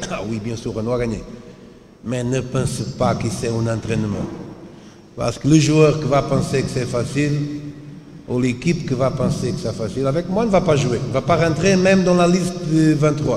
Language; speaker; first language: French; non-native, learner; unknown